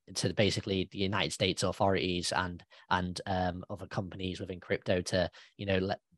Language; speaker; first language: English; native; English